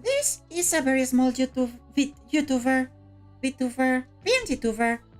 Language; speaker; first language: English; non-native, fluent; Spanish